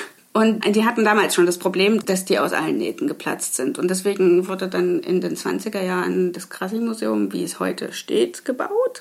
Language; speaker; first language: German; native; German